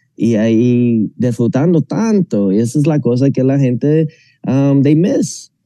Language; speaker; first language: Spanish; non-native, fluent; English